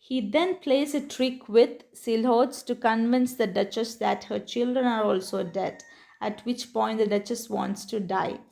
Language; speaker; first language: English; non-native, local second language; Malayalam